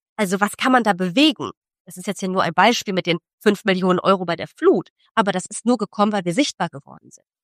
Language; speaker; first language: German; early bilingual, other home language; Polish